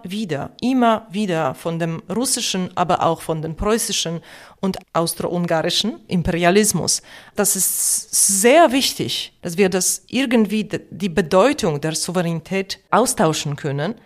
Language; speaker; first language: German; non-native, fluent; Polish